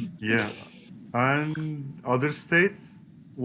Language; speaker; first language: English; non-native, learner; Turkish